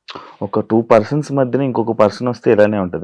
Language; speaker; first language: Telugu; native; Telugu